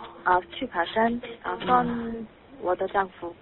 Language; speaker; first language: Chinese; non-native, learner; Korean